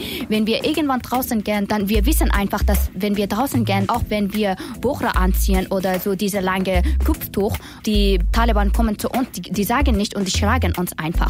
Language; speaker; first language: German; non-native, learner; Persian